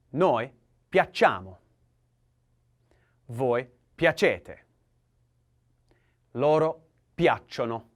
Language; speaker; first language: Italian; non-native, learner; English